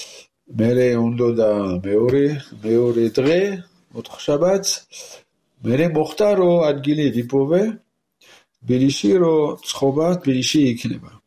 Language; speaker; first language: Georgian; non-native, learner; French